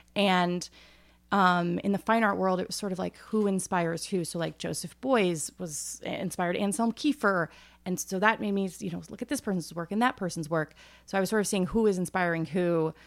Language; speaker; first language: English; native; English